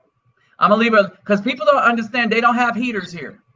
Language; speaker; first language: English; native; English